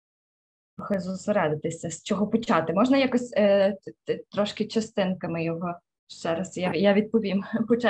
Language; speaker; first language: Ukrainian; native; Ukrainian